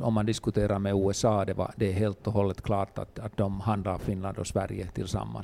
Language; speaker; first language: Swedish; non-native, local second language; Finnish